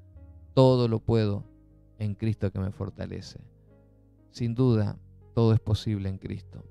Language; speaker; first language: Spanish; native; Spanish